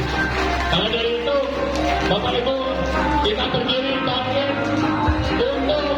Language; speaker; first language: Indonesian; native; Indonesian